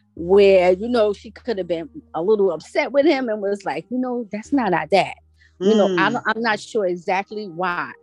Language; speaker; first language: English; native; English